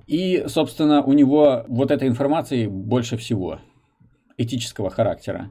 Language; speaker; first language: Russian; native; Russian